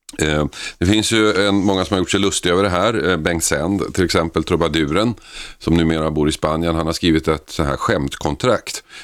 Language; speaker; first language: Swedish; native; Swedish